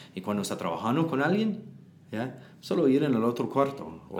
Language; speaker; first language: Spanish; non-native, learner; English